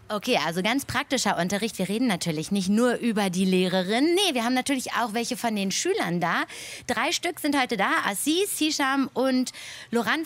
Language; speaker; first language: German; native; German